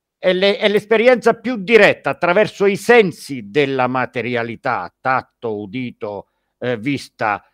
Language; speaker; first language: Italian; native; Italian